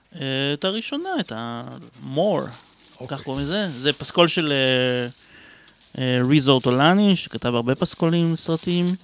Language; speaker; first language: Hebrew; native; Hebrew